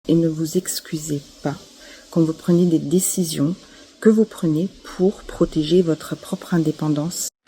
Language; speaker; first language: French; non-native, fluent; German